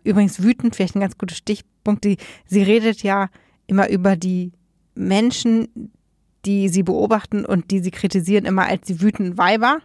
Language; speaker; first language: German; native; German